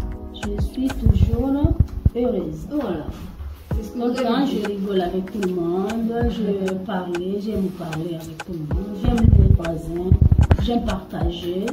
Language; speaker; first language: French; non-native, learner; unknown